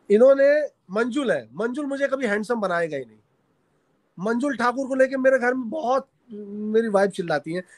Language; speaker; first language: Hindi; native; Hindi